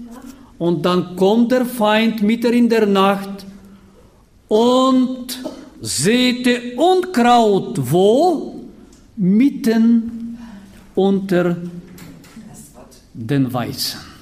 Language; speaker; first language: German; non-native, fluent; Bulgarian